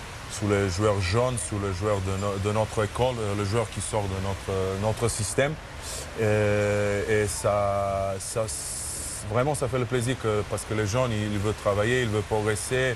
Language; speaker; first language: French; non-native, fluent; Serbian